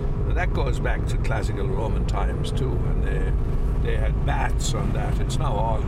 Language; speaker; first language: English; native; English